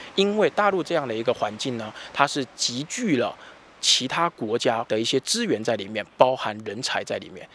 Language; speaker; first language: Chinese; native; Chinese